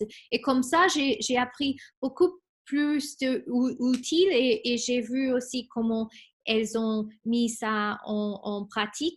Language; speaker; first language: French; non-native, fluent; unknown